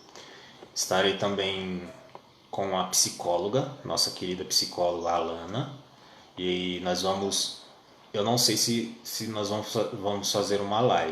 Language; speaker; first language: Portuguese; native; Portuguese